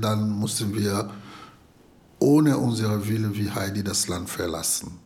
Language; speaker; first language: German; non-native, fluent; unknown